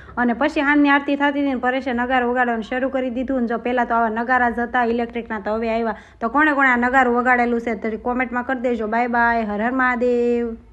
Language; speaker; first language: Gujarati; native; Gujarati